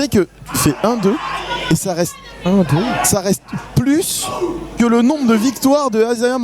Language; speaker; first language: French; native; French